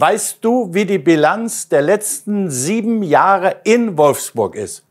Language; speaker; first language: German; native; German